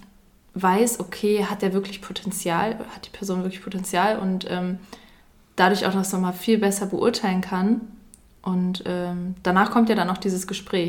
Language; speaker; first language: German; native; German